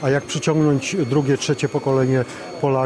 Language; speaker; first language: Polish; native; Polish